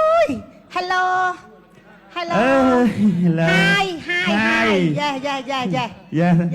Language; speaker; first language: English; non-native, learner; Khmer